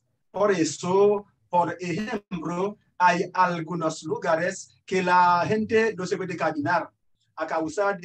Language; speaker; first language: Spanish; non-native, fluent; Haitian Creole